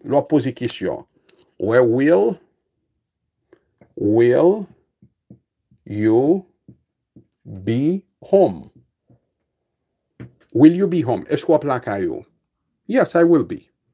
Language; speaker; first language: English; non-native, fluent; Haitian Creole